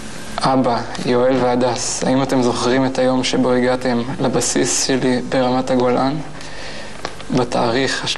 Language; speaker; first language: Hebrew; native; Hebrew